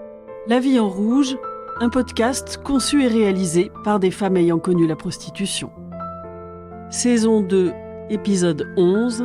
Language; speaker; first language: French; native; French